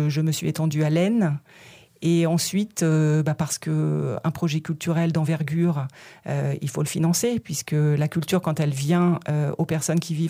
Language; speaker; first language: French; native; French